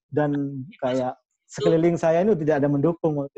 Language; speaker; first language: Indonesian; non-native, local second language; Madurese